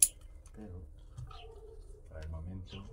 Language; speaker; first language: Spanish; non-native, learner; French